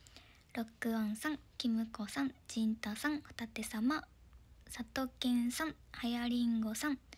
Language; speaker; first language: Japanese; native; Japanese